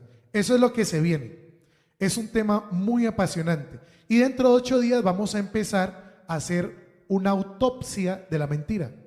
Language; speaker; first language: Spanish; native; Spanish